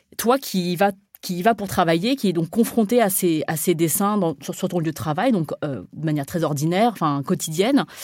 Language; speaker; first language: French; native; French